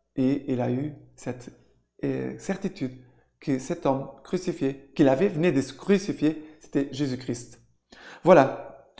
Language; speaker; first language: French; non-native, fluent; Portuguese